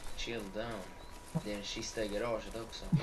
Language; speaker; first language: Swedish; native; Swedish